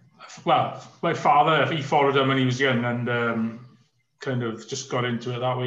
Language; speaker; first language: English; native; English